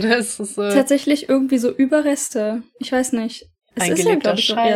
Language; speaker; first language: German; native; German